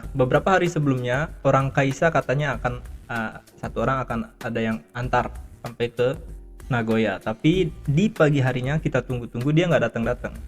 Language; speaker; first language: Indonesian; native; Indonesian